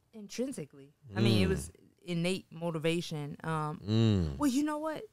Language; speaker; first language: English; native; English